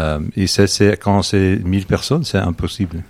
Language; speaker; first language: French; non-native, learner; Dutch